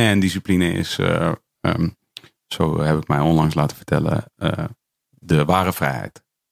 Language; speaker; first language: Dutch; native; Dutch